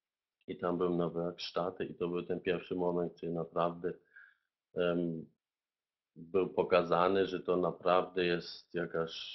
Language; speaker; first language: Polish; non-native, fluent; German